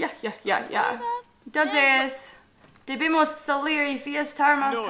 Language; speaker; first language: Spanish; non-native, learner; English